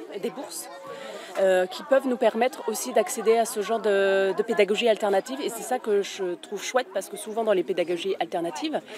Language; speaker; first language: French; native; French